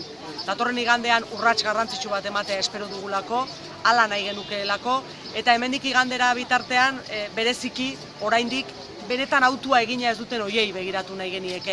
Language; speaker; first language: Basque; native; Basque